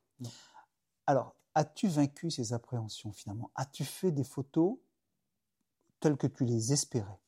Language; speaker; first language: French; native; French